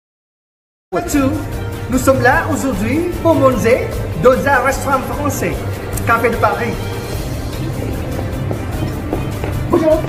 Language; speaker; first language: French; non-native, learner; Indonesian